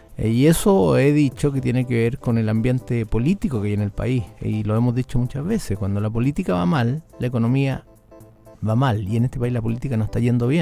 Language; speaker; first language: Spanish; native; Spanish